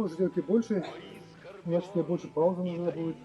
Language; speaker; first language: Russian; native; Russian